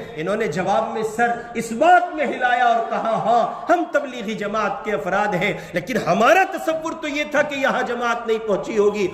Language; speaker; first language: Urdu; native; Urdu